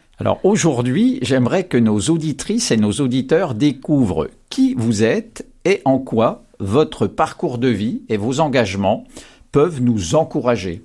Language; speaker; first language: French; native; French